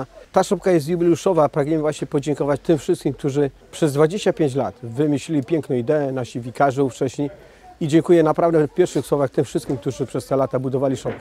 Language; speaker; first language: Polish; native; Polish